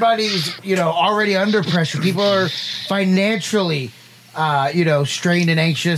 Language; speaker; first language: English; native; English